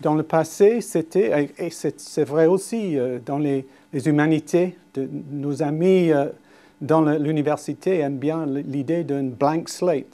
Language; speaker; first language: French; non-native, fluent; English